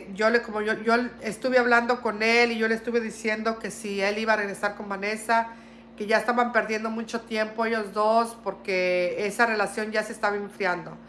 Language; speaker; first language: Spanish; native; Spanish